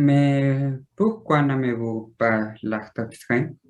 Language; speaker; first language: French; non-native, learner; Spanish